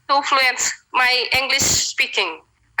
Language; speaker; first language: English; non-native, learner; Indonesian